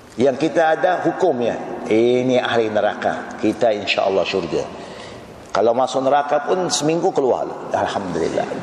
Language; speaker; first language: Malay; native; Malay